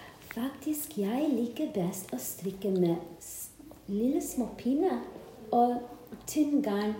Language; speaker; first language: Norwegian; non-native, fluent; English